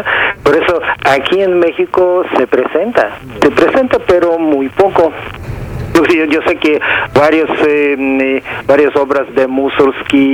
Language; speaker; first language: Spanish; non-native, fluent; Russian